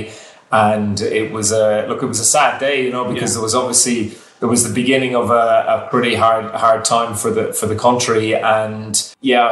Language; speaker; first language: English; native; English